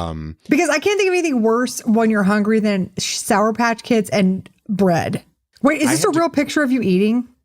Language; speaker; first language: English; native; English